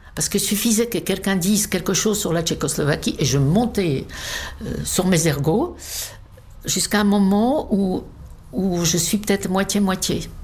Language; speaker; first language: French; non-native, fluent; Czech